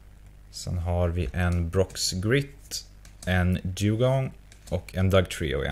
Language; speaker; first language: Swedish; native; Swedish